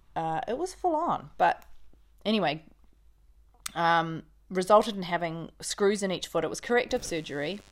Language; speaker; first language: English; native; English